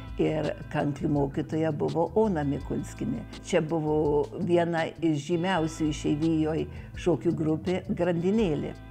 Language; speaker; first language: Lithuanian; early bilingual, heritage; Lithuanian